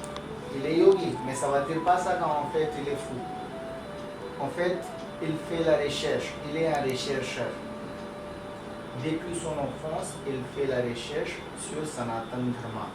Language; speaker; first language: French; non-native, learner; Hindi